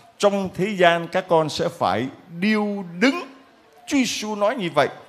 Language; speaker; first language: Vietnamese; native; Vietnamese